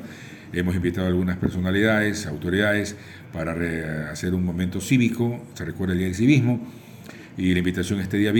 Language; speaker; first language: Spanish; native; Spanish